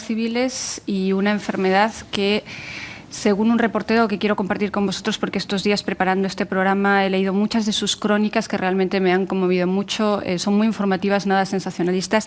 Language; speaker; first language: Spanish; native; Spanish